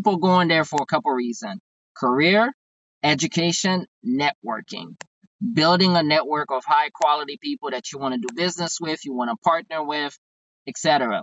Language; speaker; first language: English; non-native, fluent; Haitian Creole